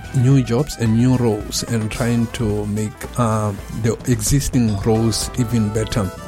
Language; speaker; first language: English; non-native, local second language; Tswana